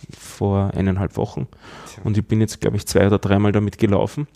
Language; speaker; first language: German; native; German